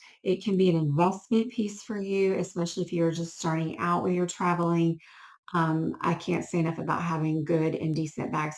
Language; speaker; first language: English; native; English